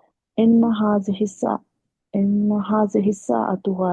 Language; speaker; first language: Arabic; non-native, learner; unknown